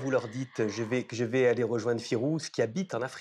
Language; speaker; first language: French; native; French